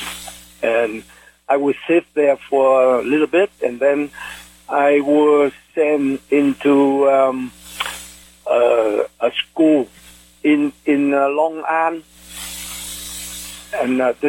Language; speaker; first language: English; non-native, fluent; Vietnamese